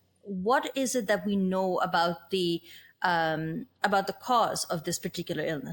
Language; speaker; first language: English; native; English